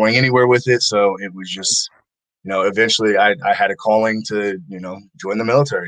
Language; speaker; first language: English; native; English